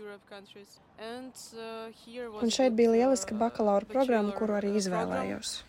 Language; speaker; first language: Latvian; non-native, fluent; Russian